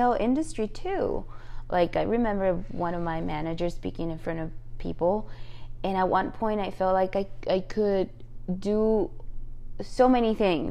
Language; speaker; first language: English; non-native, fluent; Spanish